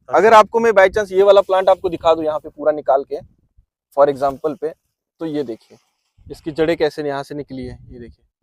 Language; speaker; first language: Hindi; non-native, local second language; Marathi